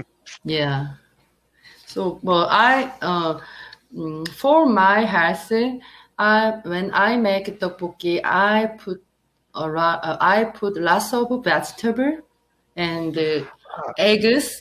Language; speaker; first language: English; non-native, learner; Korean